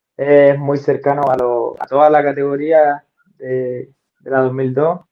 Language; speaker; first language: Spanish; native; Spanish